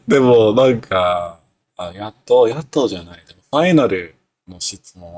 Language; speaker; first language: Japanese; non-native, learner; English